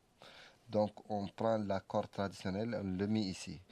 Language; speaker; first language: French; non-native, local second language; Arabic